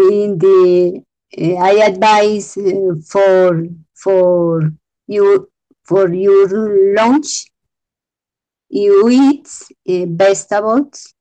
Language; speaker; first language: English; non-native, learner; Spanish